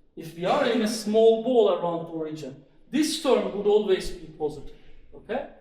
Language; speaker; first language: English; non-native, fluent; Turkish